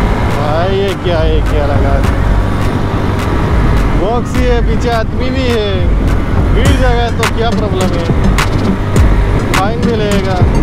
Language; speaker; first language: Hindi; native; Hindi